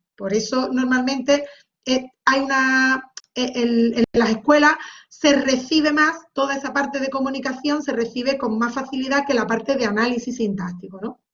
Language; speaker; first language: Spanish; native; Spanish